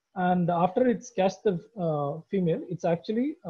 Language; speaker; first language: English; non-native, local second language; Malayalam